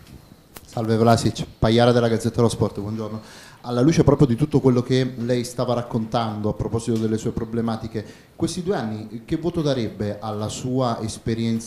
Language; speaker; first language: Italian; native; Italian